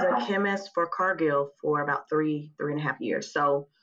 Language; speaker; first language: English; native; English